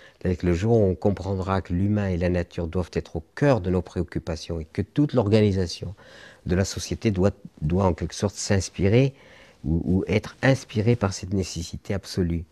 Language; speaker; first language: French; non-native, local second language; Arabic